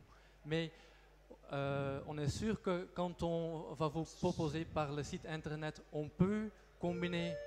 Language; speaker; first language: French; non-native, local second language; Dutch